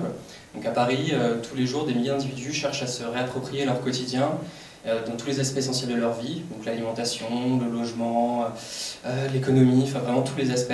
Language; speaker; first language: French; native; French